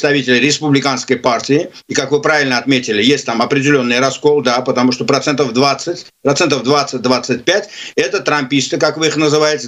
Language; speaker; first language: Russian; non-native, local second language; Azerbaijani